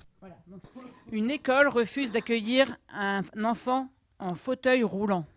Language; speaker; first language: French; native; French